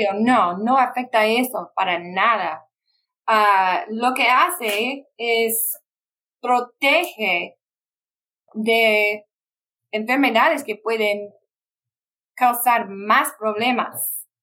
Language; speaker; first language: Spanish; non-native, fluent; English